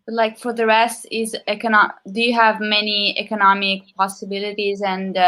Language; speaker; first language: English; non-native, fluent; Italian